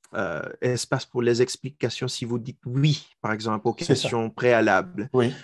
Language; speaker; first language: French; non-native, fluent; Filipino